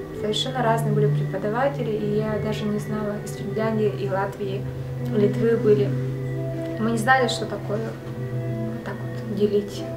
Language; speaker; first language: Russian; non-native, local second language; Yakut